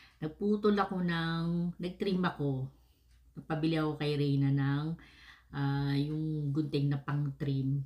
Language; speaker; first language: Filipino; native; Filipino